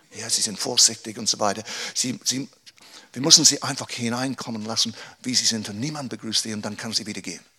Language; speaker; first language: German; non-native, fluent; English